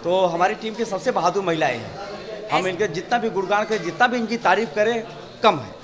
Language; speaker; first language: Hindi; native; Hindi